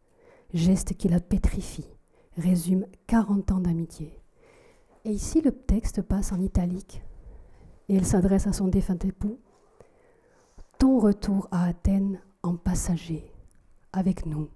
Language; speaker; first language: French; native; French